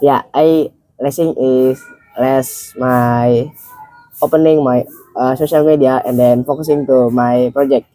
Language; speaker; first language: English; non-native, learner; Indonesian